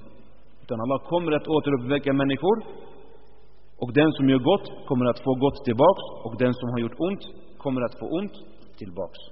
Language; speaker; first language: Swedish; early bilingual, other home language; Arabic